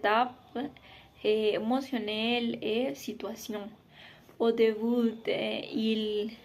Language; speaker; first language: French; non-native, learner; Spanish